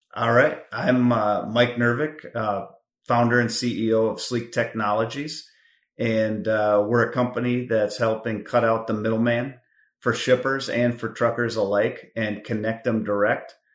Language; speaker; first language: English; native; English